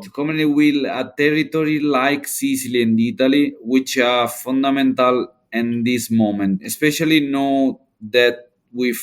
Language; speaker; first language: English; non-native, learner; Italian